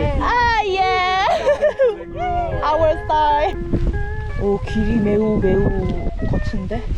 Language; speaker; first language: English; non-native, learner; Korean